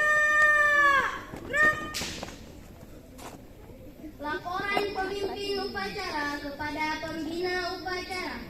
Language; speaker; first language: Indonesian; native; Indonesian